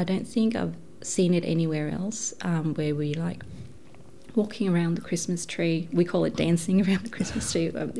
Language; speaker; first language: English; non-native, fluent; Danish